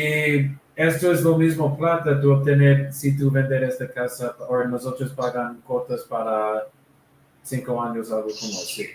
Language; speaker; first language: Spanish; non-native, learner; English